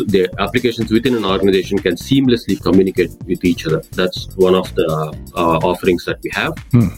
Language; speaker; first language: English; non-native, local second language; Tamil